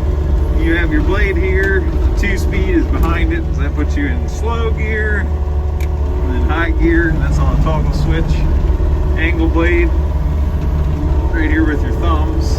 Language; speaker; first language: English; native; English